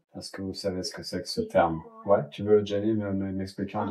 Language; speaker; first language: French; native; French